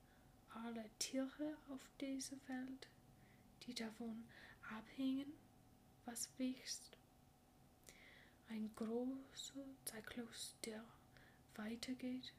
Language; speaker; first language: German; non-native, learner; English